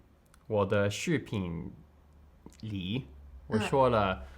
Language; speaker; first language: Chinese; non-native, learner; English